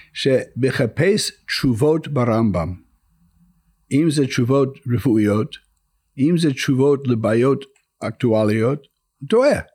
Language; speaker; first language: Hebrew; non-native, fluent; English